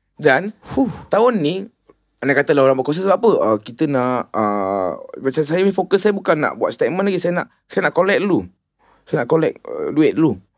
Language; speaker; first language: Malay; native; Malay